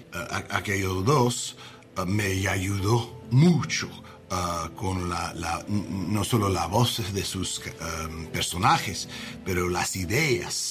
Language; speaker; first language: Spanish; non-native, learner; English